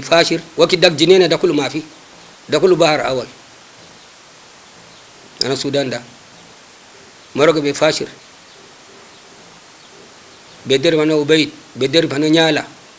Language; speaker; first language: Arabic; non-native, local second language; Hausa